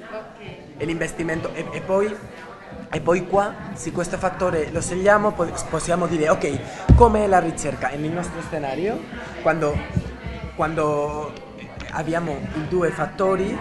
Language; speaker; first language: Italian; non-native, learner; Spanish